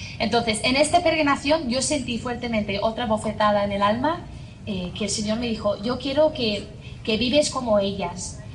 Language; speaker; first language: Spanish; non-native, fluent; English